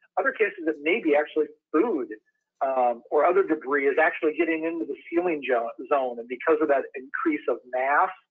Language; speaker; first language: English; native; English